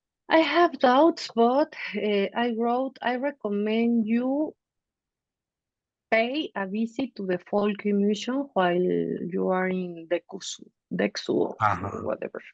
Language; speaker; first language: English; non-native, fluent; Spanish